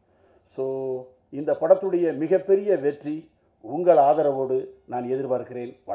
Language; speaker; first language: Tamil; native; Tamil